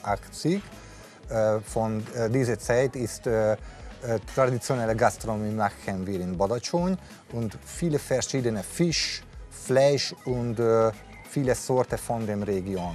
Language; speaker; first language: German; non-native, learner; Hungarian